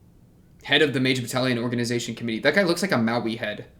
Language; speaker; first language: English; native; English